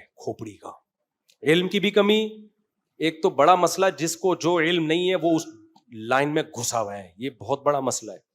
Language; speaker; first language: Urdu; native; Urdu